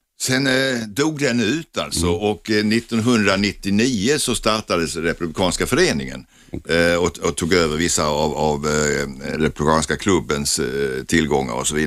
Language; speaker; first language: Swedish; native; Swedish